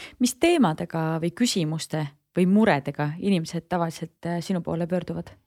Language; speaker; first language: Estonian; native; Estonian